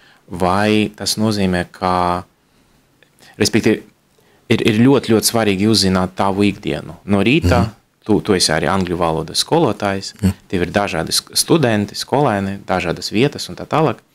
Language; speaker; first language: Latvian; non-native, local second language; Russian